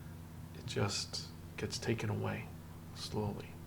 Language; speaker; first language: English; native; English